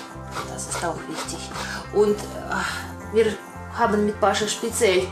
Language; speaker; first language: German; non-native, learner; Russian